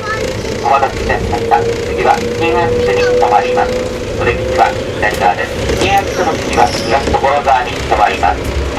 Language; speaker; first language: Japanese; native; Japanese